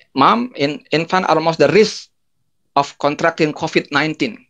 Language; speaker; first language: English; non-native, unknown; Indonesian